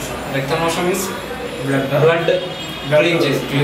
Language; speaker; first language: Telugu; non-native, learner; Malayalam